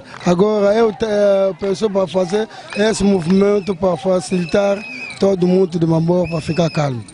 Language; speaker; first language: Portuguese; non-native, learner; Lingala